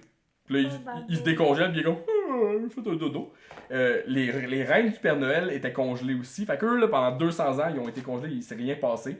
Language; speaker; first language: French; native; French